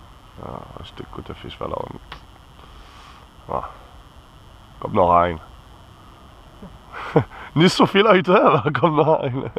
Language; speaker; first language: German; non-native, learner; French